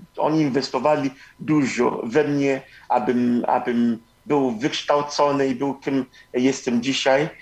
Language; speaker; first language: Polish; non-native, fluent; Igbo